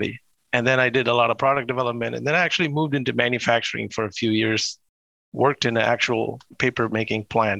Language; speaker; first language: English; non-native, local second language; Tamil